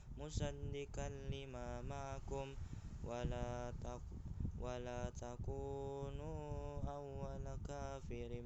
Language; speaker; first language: Arabic; non-native, learner; Indonesian